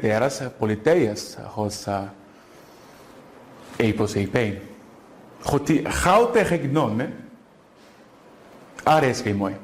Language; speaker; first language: Greek; non-native, fluent; Portuguese